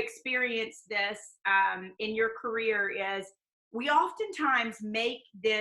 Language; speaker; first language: English; native; English